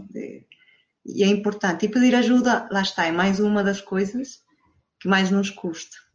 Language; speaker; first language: Portuguese; non-native, fluent; Spanish